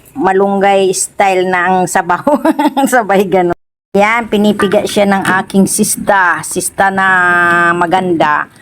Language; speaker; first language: Filipino; non-native, local second language; Masbatenyo